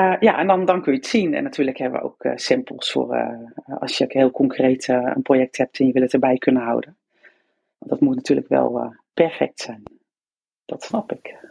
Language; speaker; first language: Dutch; native; Dutch